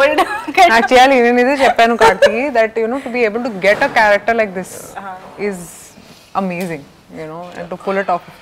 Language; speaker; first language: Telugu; non-native, fluent; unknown